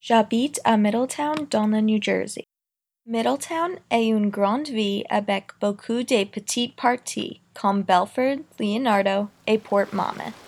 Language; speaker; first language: French; non-native, learner; English